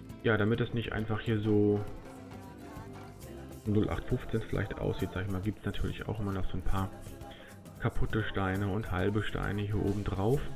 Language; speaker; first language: German; native; German